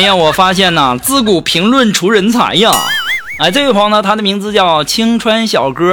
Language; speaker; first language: Chinese; native; Chinese